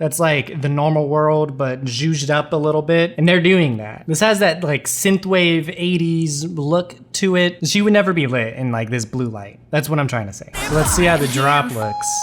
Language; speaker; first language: English; native; English